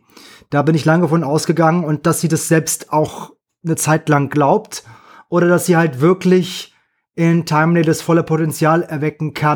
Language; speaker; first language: German; native; German